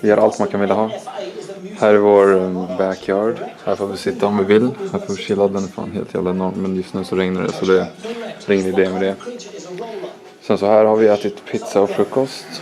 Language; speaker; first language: Swedish; native; Swedish